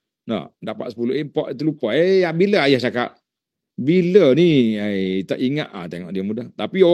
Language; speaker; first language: Malay; native; Malay